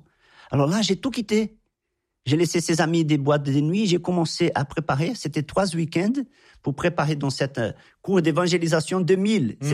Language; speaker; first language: French; non-native, fluent; Portuguese